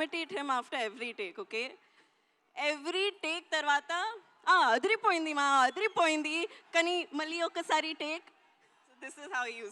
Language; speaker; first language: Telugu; non-native, learner; Hindi